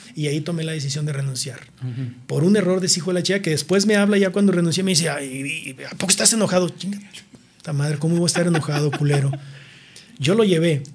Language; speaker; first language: Spanish; native; Spanish